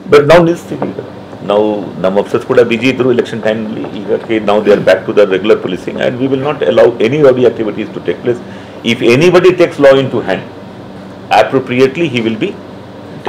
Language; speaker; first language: Kannada; non-native, fluent; Hindi